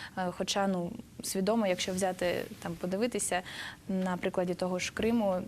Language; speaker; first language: Ukrainian; native; Ukrainian